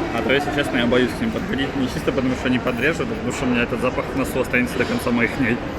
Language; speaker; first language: Russian; native; Russian